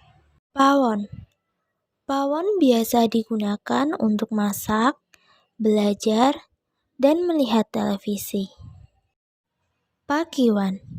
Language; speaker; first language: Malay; non-native, local second language; Javanese